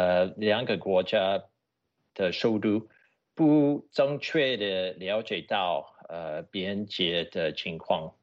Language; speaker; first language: Chinese; non-native, fluent; English